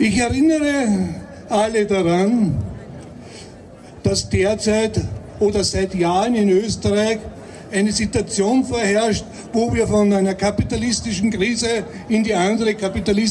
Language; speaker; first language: German; native; German